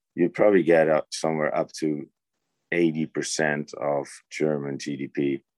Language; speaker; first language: English; non-native, fluent; Dutch